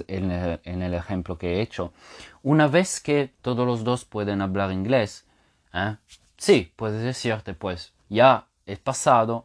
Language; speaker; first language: Spanish; non-native, fluent; Italian